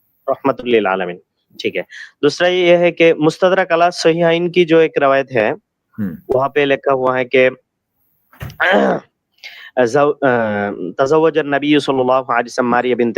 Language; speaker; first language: Hindi; non-native, learner; Bangla